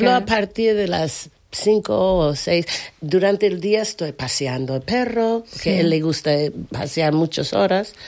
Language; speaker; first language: Spanish; non-native, fluent; English